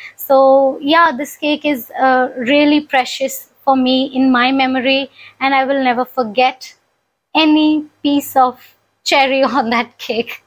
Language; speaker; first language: English; non-native, local second language; Punjabi